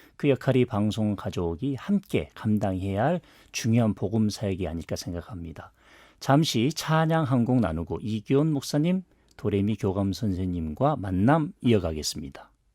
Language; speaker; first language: Korean; native; Korean